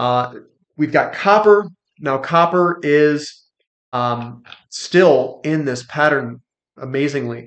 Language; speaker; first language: English; native; English